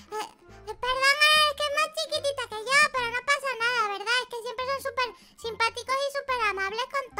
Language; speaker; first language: Spanish; native; Spanish